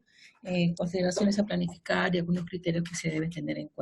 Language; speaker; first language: Spanish; native; Spanish